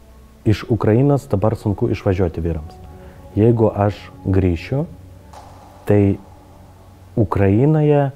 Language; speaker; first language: Lithuanian; non-native, learner; Ukrainian